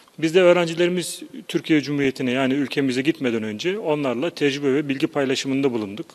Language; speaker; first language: Turkish; native; Turkish